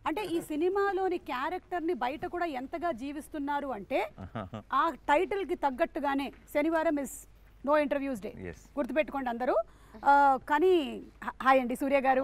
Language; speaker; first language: Telugu; native; Telugu